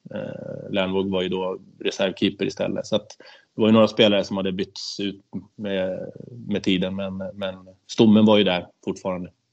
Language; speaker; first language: Swedish; native; Swedish